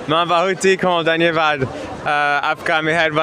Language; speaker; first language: Hindi; non-native, learner; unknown